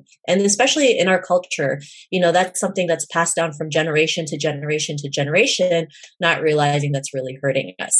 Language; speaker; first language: English; native; English